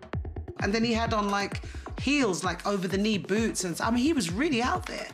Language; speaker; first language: English; native; English